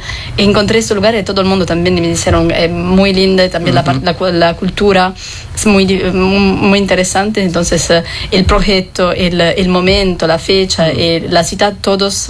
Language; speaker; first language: Spanish; non-native, fluent; Italian